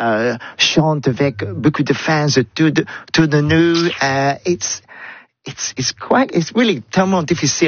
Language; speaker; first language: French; non-native, learner; English